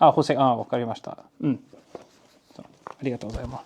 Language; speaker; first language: Japanese; non-native, learner; English